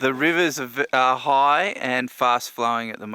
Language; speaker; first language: English; native; English